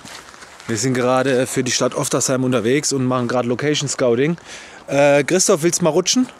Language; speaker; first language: German; native; German